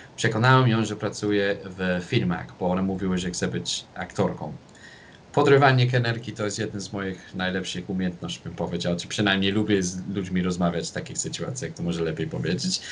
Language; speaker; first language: Polish; non-native, fluent; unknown